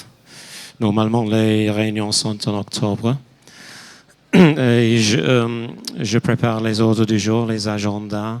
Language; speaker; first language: French; non-native, fluent; English